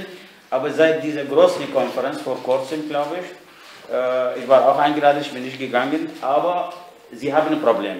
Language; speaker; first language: German; non-native, fluent; Arabic